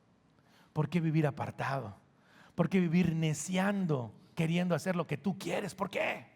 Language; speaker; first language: Spanish; native; Spanish